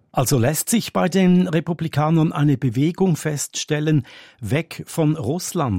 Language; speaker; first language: German; native; German